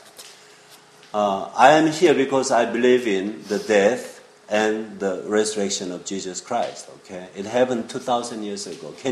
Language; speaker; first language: English; non-native, fluent; Korean